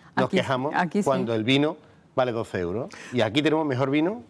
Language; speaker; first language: Spanish; native; Spanish